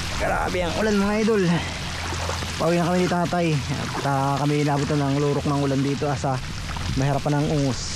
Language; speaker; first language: Filipino; non-native, local second language; Bikol